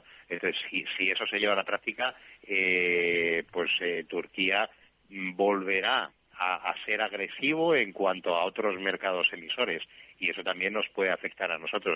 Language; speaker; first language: Spanish; native; Spanish